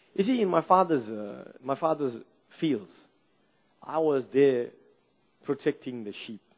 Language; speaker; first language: English; native; English